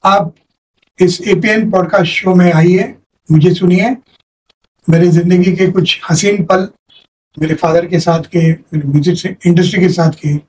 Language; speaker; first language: Hindi; non-native, local second language; Marathi